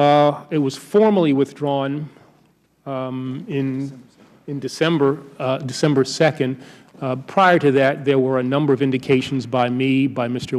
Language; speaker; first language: English; native; English